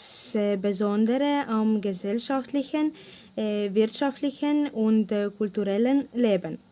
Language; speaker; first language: German; non-native, learner; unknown